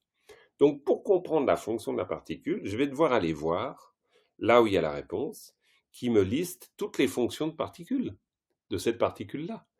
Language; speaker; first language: French; native; French